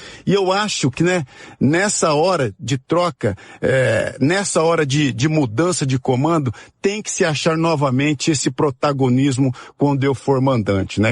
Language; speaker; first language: Portuguese; native; Portuguese